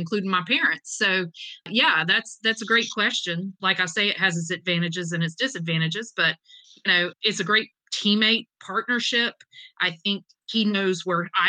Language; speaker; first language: English; native; English